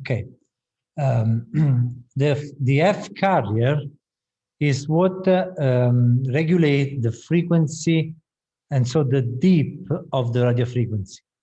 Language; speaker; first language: English; non-native, fluent; Italian